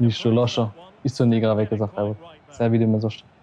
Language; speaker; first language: Macedonian; early bilingual, heritage; German